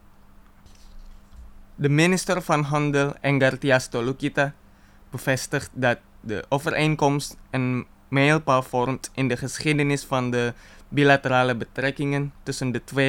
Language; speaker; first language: Dutch; non-native, fluent; Indonesian